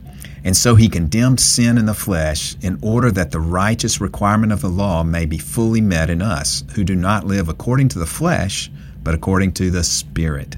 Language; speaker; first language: English; native; English